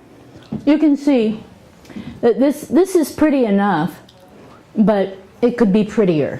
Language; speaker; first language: English; native; English